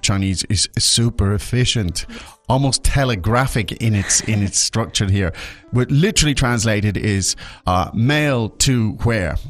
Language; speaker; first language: English; native; English